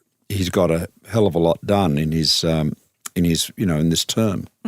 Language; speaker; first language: English; native; English